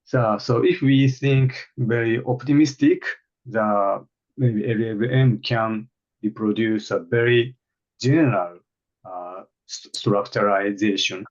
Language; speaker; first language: English; non-native, fluent; Japanese